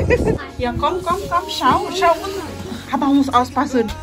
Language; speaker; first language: German; non-native, learner; Filipino